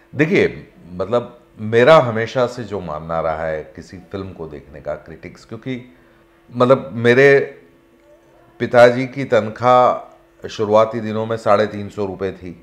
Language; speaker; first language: Hindi; native; Hindi